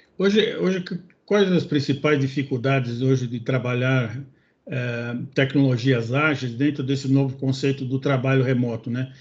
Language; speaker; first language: Portuguese; native; Portuguese